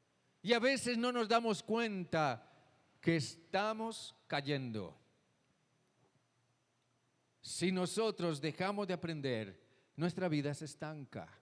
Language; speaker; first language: Spanish; native; Spanish